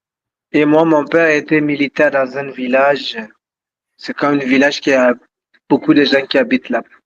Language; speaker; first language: French; non-native, local second language; Tamasheq